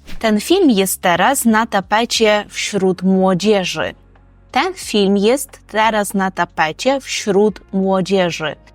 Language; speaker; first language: Polish; non-native, fluent; Ukrainian